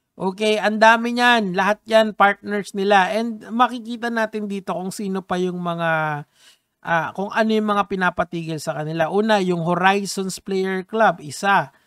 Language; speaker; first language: Filipino; native; Filipino